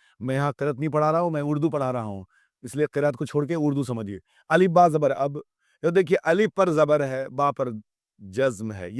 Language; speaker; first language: Urdu; native; Urdu